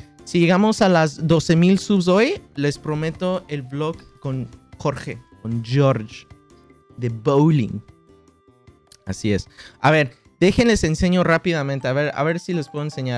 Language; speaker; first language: Spanish; native; Spanish